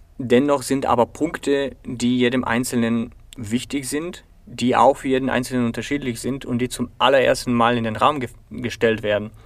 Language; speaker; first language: German; non-native, fluent; Bulgarian